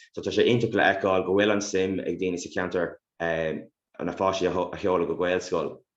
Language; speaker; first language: Irish; non-native, local second language; English